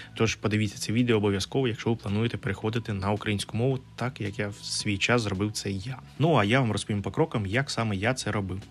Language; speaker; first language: Ukrainian; non-native, local second language; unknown